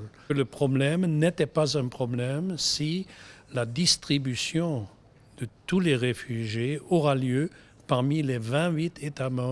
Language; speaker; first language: French; non-native, fluent; German